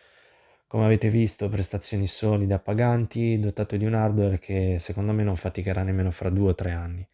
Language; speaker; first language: Italian; native; Italian